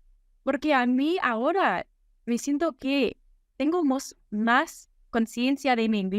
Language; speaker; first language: Spanish; non-native, fluent; English